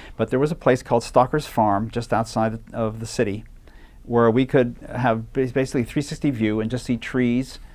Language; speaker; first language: English; native; English